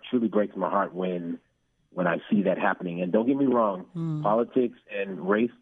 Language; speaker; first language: English; native; English